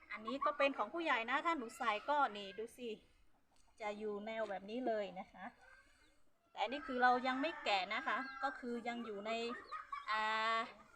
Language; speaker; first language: Thai; non-native, local second language; Hmong